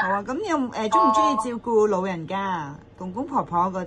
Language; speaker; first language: Cantonese; native; Cantonese